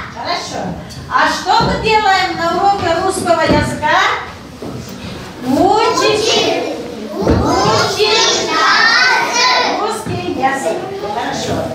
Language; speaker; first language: Russian; non-native, local second language; Kyrgyz